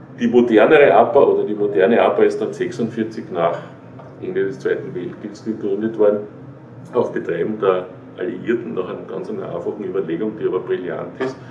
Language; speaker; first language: German; native; German